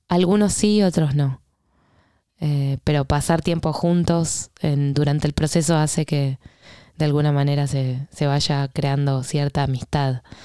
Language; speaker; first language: Spanish; native; Spanish